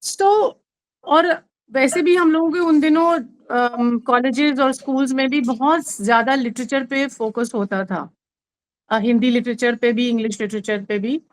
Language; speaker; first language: Hindi; native; Hindi